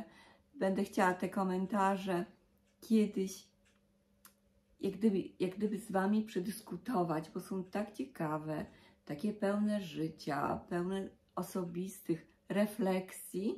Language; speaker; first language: Polish; native; Polish